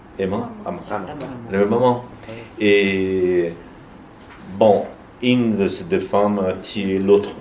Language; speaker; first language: French; non-native, learner; Portuguese